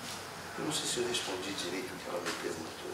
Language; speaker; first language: Italian; non-native, learner; Portuguese